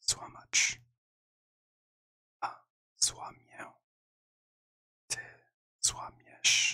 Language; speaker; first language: Polish; non-native, learner; English